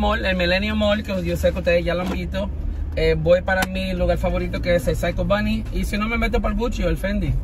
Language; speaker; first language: Spanish; native; Spanish